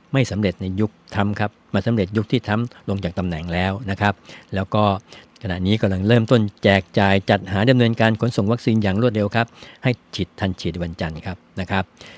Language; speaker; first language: Thai; native; Thai